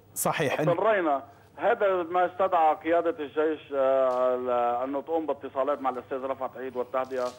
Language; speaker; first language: Arabic; native; Arabic